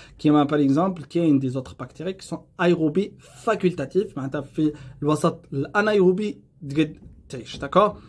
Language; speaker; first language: French; non-native, local second language; Arabic